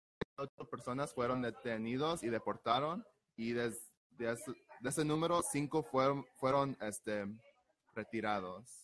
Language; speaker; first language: Spanish; early bilingual, heritage; Spanish